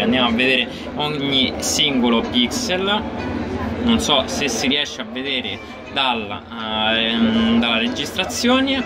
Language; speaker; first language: Italian; native; Italian